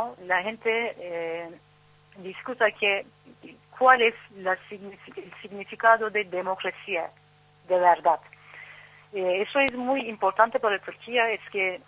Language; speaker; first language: Spanish; non-native, learner; Turkish